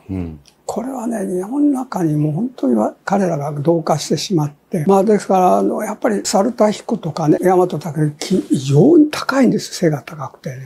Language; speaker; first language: Japanese; native; Japanese